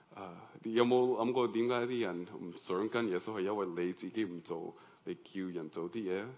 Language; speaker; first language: Cantonese; early bilingual, heritage; Cantonese